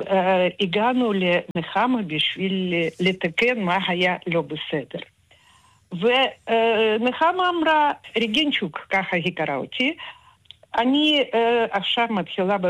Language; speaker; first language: Hebrew; non-native, fluent; Russian